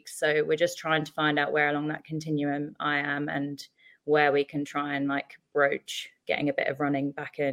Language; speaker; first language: English; native; English